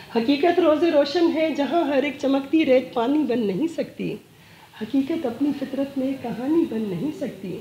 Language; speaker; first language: Urdu; native; Urdu